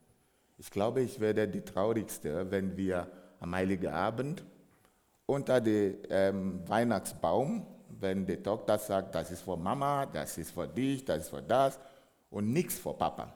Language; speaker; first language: German; non-native, fluent; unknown